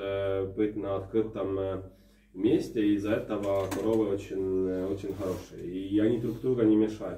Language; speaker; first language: Russian; non-native, fluent; Estonian